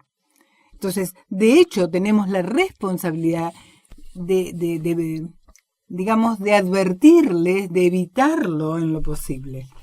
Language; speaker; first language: Spanish; native; Spanish